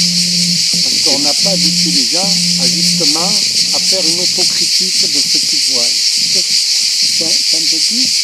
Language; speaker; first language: French; native; French